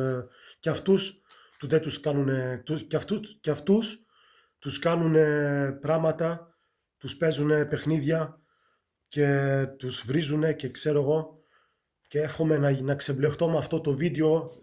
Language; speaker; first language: Greek; early bilingual, heritage; Greek